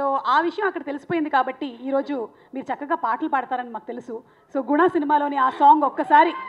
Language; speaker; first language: Telugu; native; Telugu